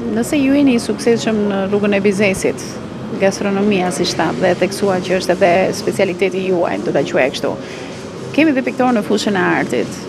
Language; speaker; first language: Albanian; native; Albanian